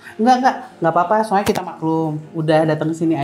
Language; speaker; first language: Indonesian; native; Indonesian